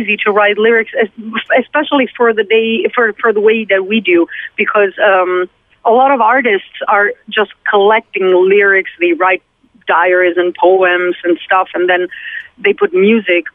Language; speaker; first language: English; non-native, fluent; Italian